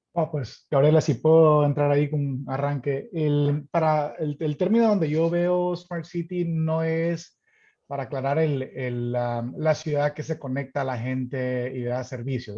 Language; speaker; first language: Spanish; native; Spanish